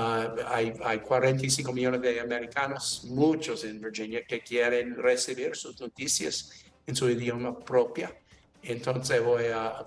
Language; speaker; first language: Spanish; non-native, learner; English